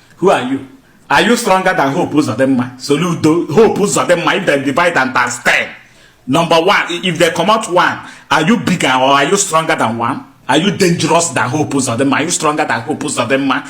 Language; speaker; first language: Nigerian Pidgin; non-native, local second language; Igbo